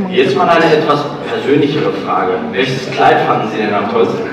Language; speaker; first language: German; native; German